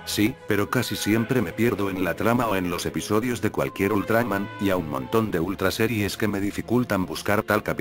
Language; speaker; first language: Spanish; native; Spanish